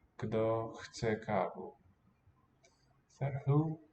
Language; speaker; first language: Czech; non-native, learner; English